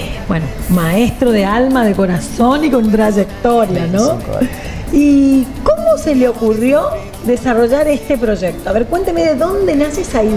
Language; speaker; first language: Spanish; native; Spanish